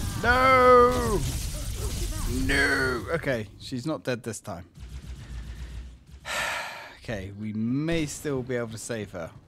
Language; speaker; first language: English; native; English